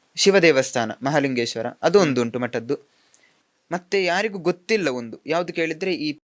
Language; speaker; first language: Kannada; non-native, local second language; Tulu